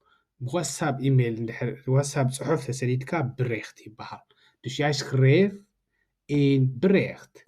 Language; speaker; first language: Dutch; non-native, learner; Tigrinya